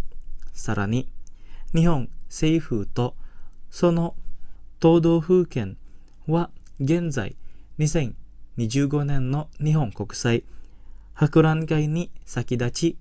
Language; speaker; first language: Japanese; non-native, fluent; Indonesian